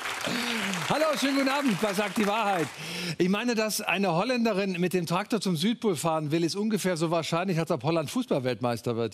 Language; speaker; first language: German; native; German